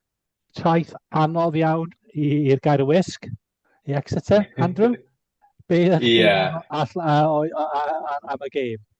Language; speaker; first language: Welsh; non-native, fluent; English